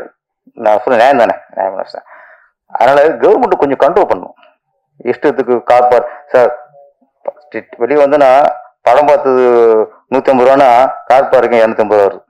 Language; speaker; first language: Tamil; native; Tamil